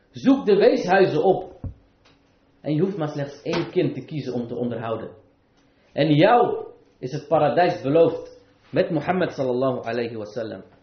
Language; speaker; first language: Dutch; early bilingual, other home language; Arabic